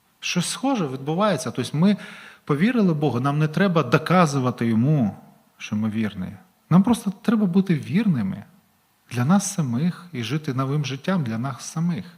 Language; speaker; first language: Ukrainian; non-native, local second language; Russian